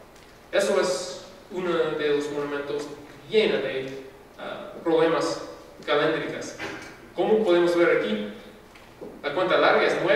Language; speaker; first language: Spanish; non-native, fluent; English